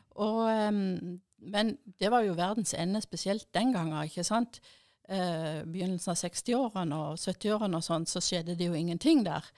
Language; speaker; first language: Norwegian; early bilingual, other home language; German